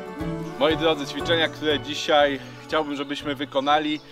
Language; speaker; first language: Polish; native; Polish